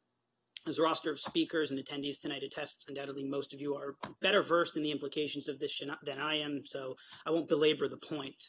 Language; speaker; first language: English; native; English